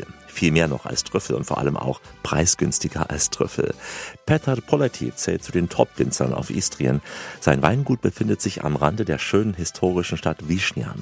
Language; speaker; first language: German; native; German